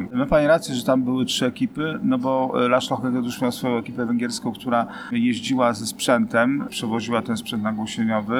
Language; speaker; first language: Polish; native; Polish